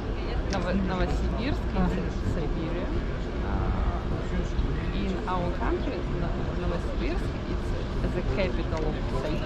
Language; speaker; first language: English; non-native, learner; Russian